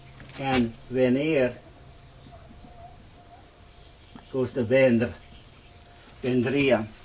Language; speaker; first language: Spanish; non-native, learner; English